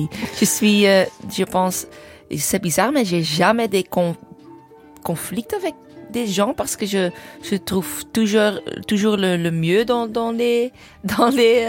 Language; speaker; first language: French; non-native, learner; English